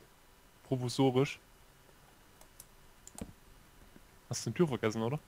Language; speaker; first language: German; native; German